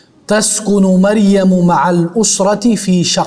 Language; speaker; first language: Arabic; non-native, fluent; Urdu